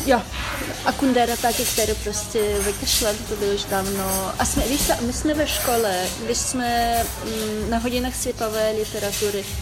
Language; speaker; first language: Czech; non-native, fluent; Ukrainian